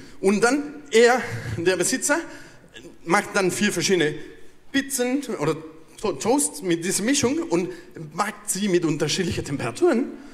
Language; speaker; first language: German; non-native, fluent; Spanish